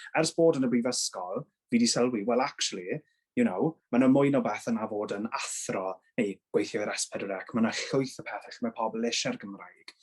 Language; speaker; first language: Welsh; non-native, local second language; English